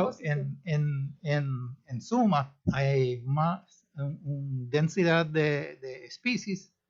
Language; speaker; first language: Spanish; non-native, fluent; English